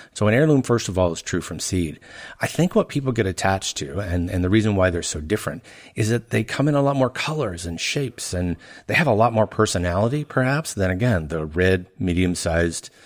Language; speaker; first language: English; native; English